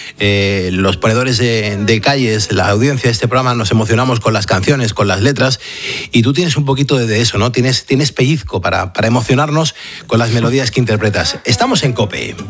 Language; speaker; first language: Spanish; native; Spanish